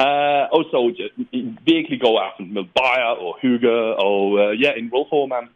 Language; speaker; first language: Danish; non-native, learner; English